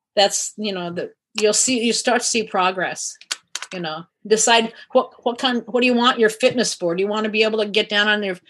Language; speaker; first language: English; native; English